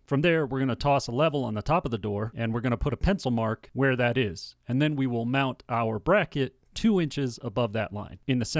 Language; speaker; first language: English; native; English